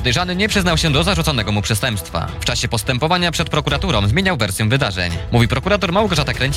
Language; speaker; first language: Polish; native; Polish